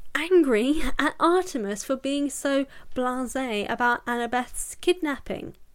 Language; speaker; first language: English; native; English